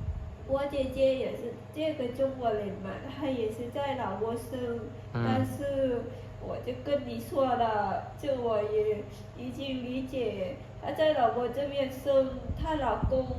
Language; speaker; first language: Chinese; non-native, learner; Lao